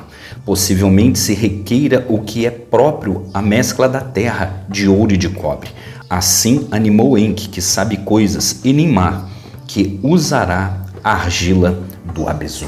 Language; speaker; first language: Portuguese; native; Portuguese